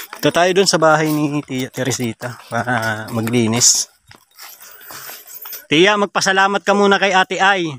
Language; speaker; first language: Filipino; native; Filipino